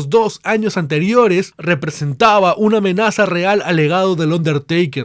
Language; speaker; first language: Spanish; native; Spanish